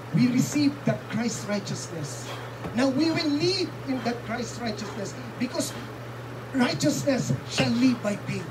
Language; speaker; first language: English; non-native, local second language; Filipino